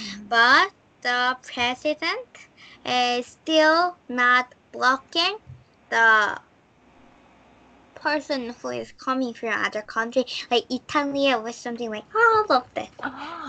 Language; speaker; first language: English; non-native, learner; Korean